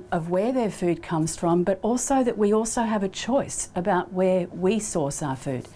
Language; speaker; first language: English; native; English